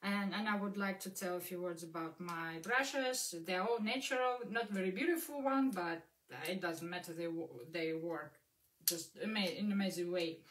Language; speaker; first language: English; non-native, fluent; Russian